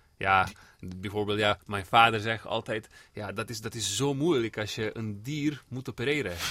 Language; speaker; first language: Dutch; non-native, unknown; Serbian